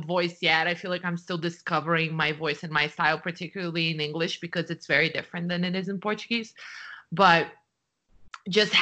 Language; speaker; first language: English; non-native, fluent; Portuguese